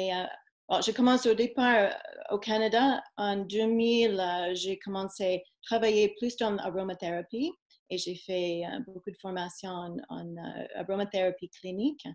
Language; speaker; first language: French; non-native, fluent; English